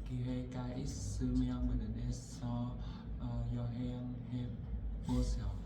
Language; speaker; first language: Korean; non-native, learner; Vietnamese